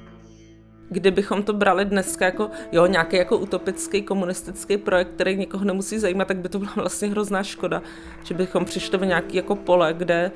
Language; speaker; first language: Czech; native; Czech